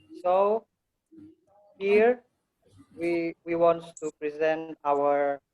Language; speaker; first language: English; non-native, learner; Indonesian